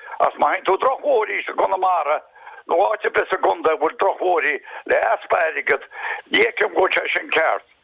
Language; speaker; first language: Irish; native; Irish